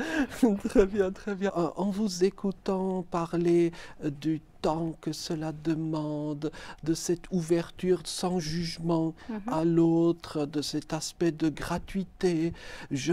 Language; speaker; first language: French; native; French